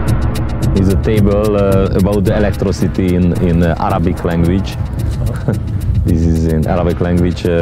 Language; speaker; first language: English; non-native, fluent; Hungarian